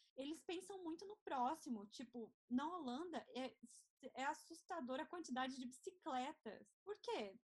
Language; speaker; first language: Portuguese; native; Portuguese